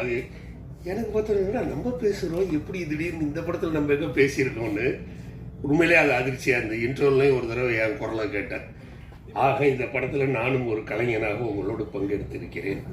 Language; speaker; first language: Tamil; native; Tamil